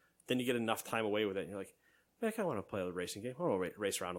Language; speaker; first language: English; native; English